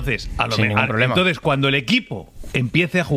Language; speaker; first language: Spanish; native; Spanish